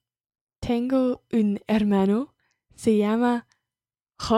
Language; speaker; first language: Spanish; non-native, learner; English